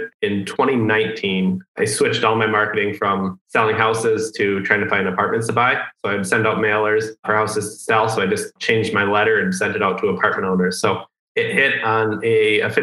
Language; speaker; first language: English; native; English